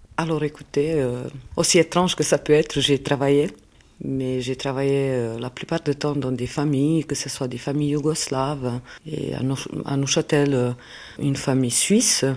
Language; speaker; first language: French; non-native, fluent; Serbian